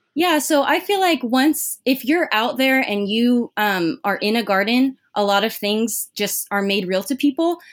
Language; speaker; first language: English; native; English